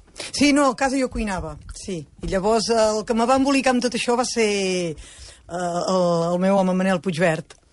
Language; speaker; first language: Catalan; native; Catalan